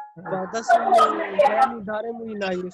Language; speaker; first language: Japanese; non-native, learner; Hindi